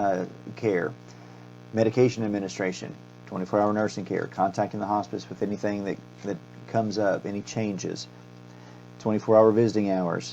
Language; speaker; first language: English; native; English